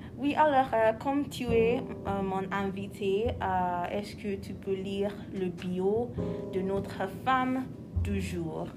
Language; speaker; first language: French; non-native, learner; English